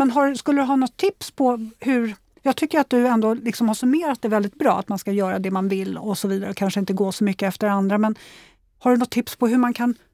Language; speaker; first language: Swedish; native; Swedish